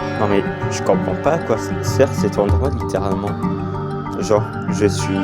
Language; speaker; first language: French; native; French